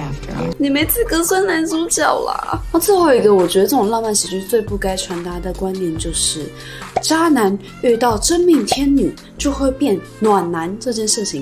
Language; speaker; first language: Chinese; native; Chinese